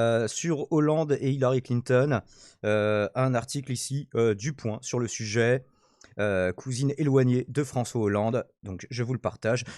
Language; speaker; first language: French; native; French